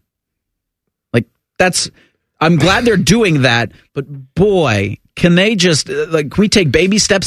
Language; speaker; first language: English; native; English